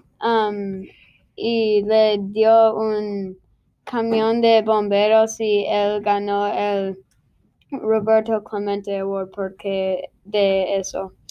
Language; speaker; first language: Spanish; non-native, learner; English